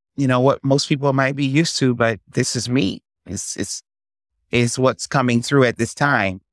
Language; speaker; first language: English; native; English